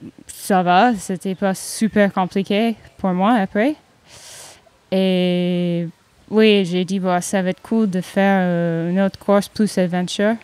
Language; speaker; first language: French; non-native, fluent; English